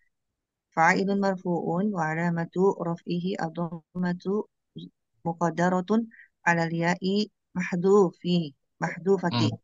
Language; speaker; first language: Arabic; non-native, learner; Indonesian